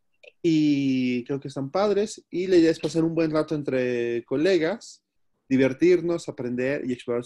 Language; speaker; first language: Spanish; native; Spanish